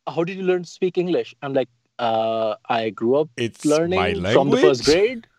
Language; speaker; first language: English; non-native, local second language; Hindi